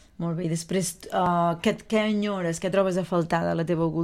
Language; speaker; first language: Catalan; native; Catalan